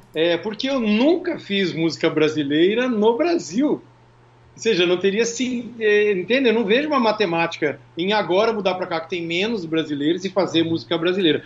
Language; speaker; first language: Portuguese; native; Portuguese